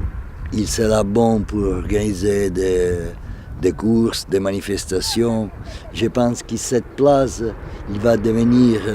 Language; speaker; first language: French; non-native, fluent; Italian